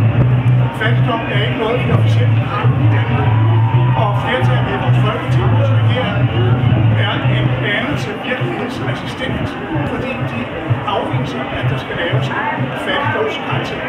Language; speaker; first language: Danish; native; Danish